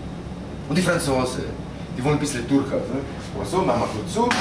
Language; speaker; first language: German; non-native, fluent; Italian